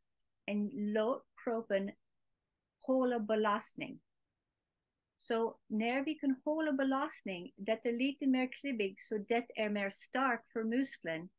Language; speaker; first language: Swedish; non-native, learner; English